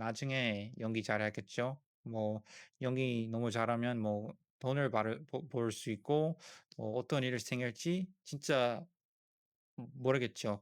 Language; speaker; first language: Korean; non-native, learner; English